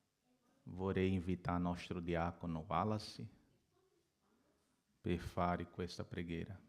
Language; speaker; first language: Italian; non-native, learner; Portuguese